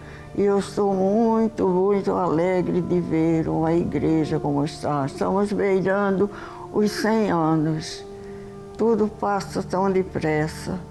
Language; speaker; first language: Portuguese; early bilingual, heritage; Portuguese